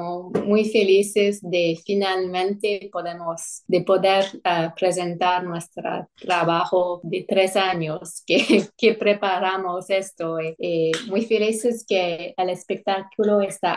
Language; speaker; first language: Spanish; non-native, fluent; English